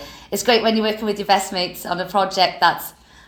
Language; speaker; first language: English; native; English